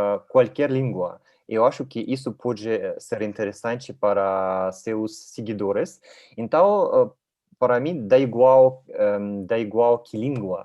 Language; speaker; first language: Portuguese; non-native, learner; Russian